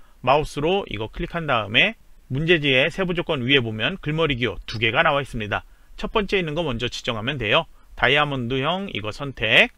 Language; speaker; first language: Korean; native; Korean